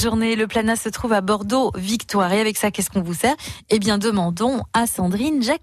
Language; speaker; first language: French; native; French